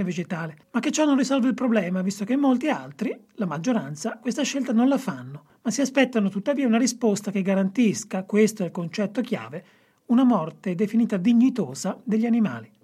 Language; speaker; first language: Italian; native; Italian